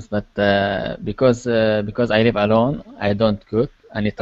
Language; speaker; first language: English; non-native, learner; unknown